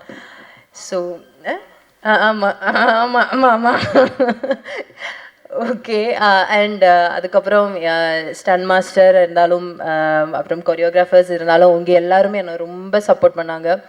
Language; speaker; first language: Tamil; non-native, fluent; Malayalam